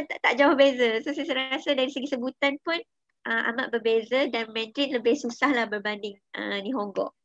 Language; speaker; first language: Malay; native; Malay